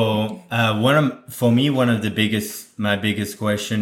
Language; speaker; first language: English; non-native, fluent; French